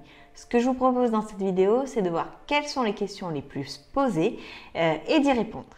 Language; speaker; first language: French; native; French